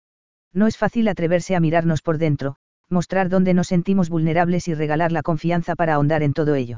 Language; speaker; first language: Spanish; native; Spanish